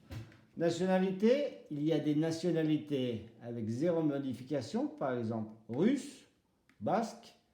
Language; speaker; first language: French; non-native, fluent; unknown